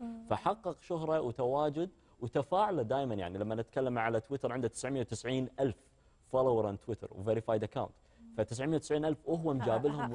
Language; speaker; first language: Arabic; native; Arabic